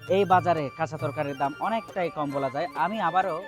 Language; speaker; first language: Bangla; non-native, local second language; Chakma